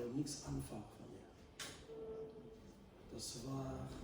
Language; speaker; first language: German; non-native, learner; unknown